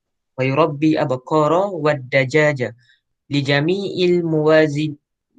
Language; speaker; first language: Arabic; non-native, learner; Malay